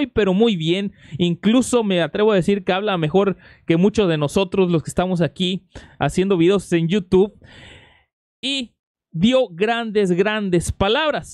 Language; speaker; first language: Spanish; native; Spanish